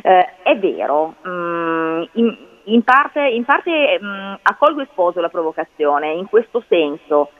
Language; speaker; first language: Italian; native; Italian